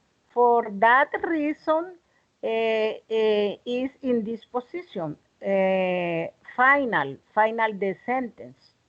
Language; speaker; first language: English; non-native, learner; Spanish